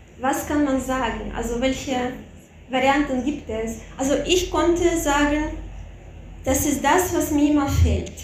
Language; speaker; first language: German; non-native, fluent; Russian